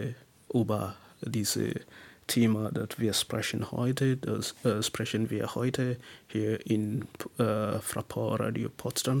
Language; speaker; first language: German; non-native, learner; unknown